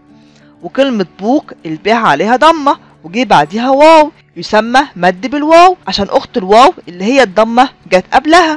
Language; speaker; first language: Arabic; native; Arabic